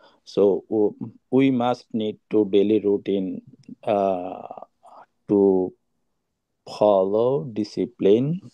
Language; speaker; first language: English; non-native, learner; Bangla